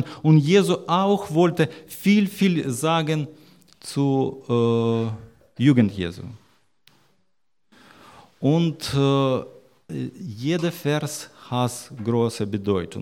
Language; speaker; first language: German; non-native, learner; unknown